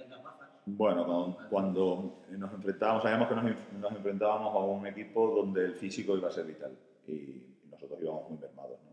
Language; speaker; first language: Spanish; native; Spanish